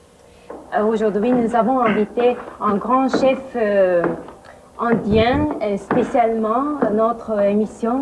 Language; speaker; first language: French; non-native, fluent; Japanese